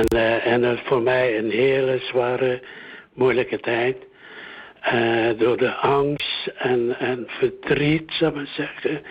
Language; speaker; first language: Dutch; early bilingual, other home language; Indonesian